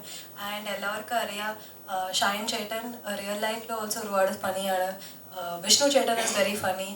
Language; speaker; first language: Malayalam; early bilingual, heritage; Malayalam